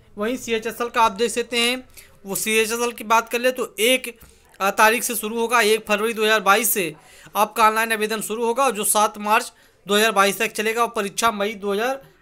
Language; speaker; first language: Hindi; native; Hindi